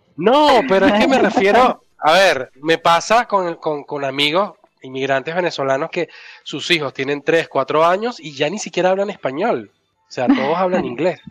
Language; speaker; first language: Spanish; native; Spanish